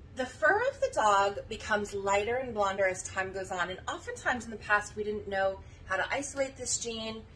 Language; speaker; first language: English; native; English